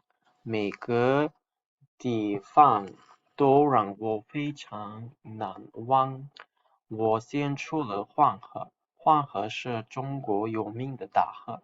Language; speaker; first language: Chinese; non-native, fluent; Uzbek